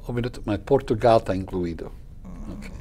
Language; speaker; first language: Portuguese; non-native, fluent; English